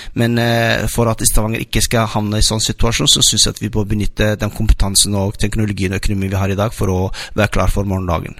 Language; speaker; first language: Norwegian; non-native, fluent; Somali